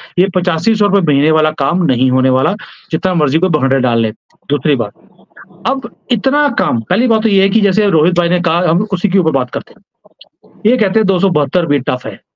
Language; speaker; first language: Hindi; native; Hindi